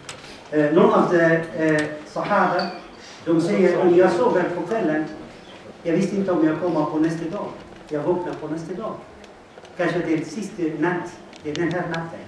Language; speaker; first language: Swedish; non-native, fluent; Arabic